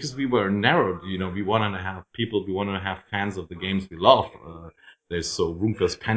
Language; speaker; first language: English; non-native, fluent; German